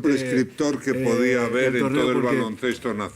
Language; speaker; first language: Spanish; native; Spanish